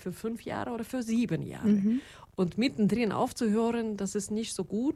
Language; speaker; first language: German; non-native, fluent; Russian